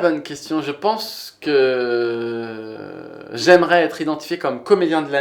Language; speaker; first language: French; native; French